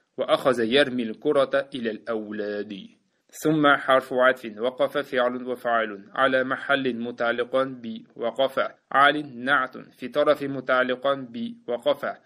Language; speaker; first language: Arabic; non-native, fluent; Uzbek